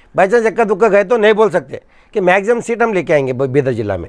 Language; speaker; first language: Hindi; non-native, local second language; Kannada